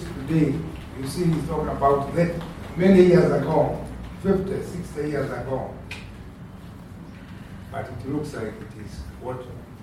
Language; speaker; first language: English; non-native, local second language; Kikuyu